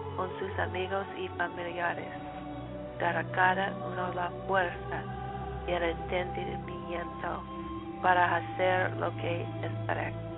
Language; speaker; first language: Spanish; non-native, learner; English